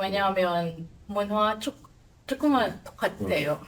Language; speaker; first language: Korean; non-native, learner; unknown